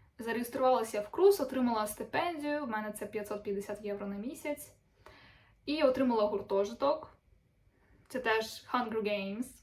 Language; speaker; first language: Ukrainian; native; Ukrainian